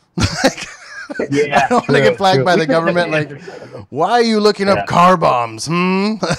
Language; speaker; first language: English; native; English